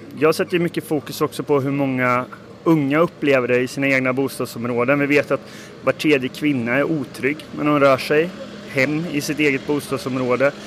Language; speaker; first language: Swedish; native; Swedish